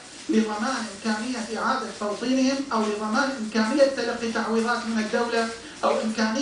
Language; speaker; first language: Arabic; non-native, local second language; Turkmen